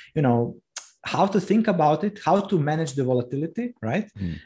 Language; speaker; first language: English; non-native, fluent; Croatian